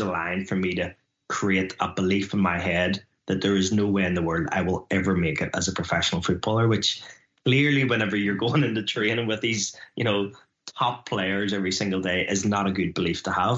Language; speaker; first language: English; native; English